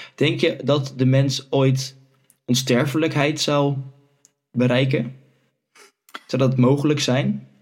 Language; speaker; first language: Dutch; native; Dutch